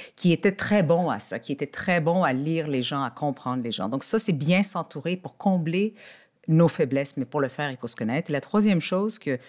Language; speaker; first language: French; native; French